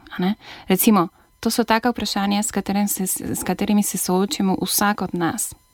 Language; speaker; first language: Slovenian; non-native, fluent; Spanish